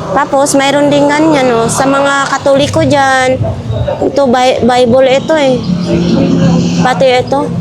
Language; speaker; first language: Filipino; non-native, local second language; Cebuano